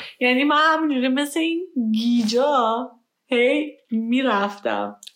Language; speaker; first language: Persian; early bilingual, heritage; Persian